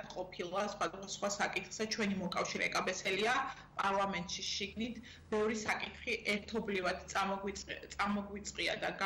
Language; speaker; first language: Georgian; native; Georgian